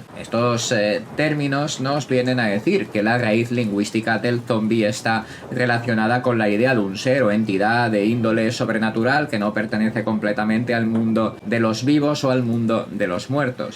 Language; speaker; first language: Spanish; native; Spanish